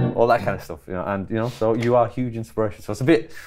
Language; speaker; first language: English; native; English